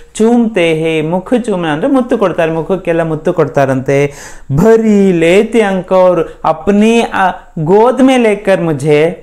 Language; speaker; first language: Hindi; non-native, local second language; Kannada